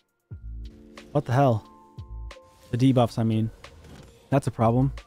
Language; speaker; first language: English; native; English